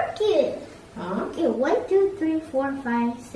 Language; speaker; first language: Portuguese; early bilingual, heritage; Portuguese